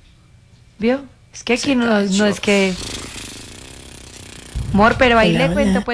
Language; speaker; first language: Spanish; native; Spanish